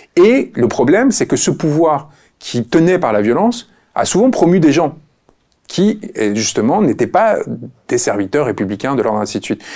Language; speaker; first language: French; early bilingual, other home language; Spanish